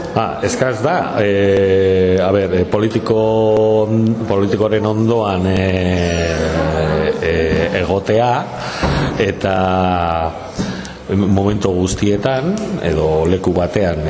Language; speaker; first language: Basque; non-native, local second language; Spanish